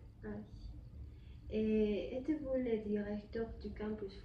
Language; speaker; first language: French; non-native, learner; Spanish